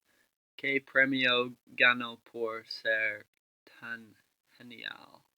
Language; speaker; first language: Spanish; non-native, learner; English